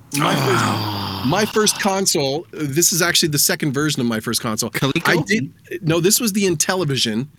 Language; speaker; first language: English; native; English